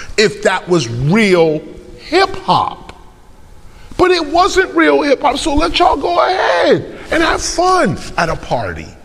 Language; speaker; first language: English; native; English